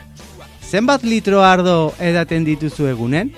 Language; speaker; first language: Basque; non-native, learner; Spanish